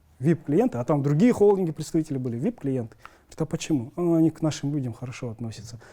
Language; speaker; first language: Russian; native; Russian